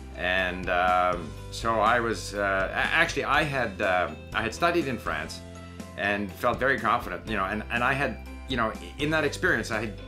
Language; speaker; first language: English; native; English